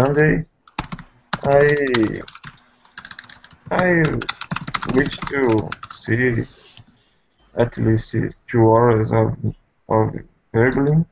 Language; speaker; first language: English; non-native, learner; Portuguese